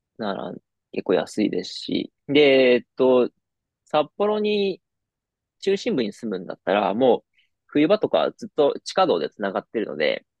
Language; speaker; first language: Japanese; native; Japanese